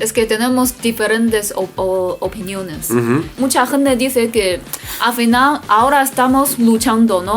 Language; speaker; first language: Spanish; non-native, learner; Chinese